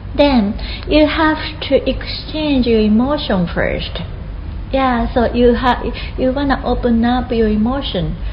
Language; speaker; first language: English; non-native, fluent; Japanese